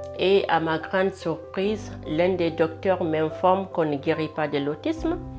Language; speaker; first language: French; non-native, local second language; Fula